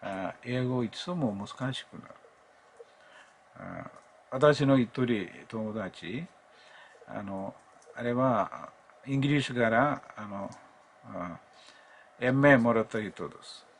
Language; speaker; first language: Japanese; non-native, learner; Malayalam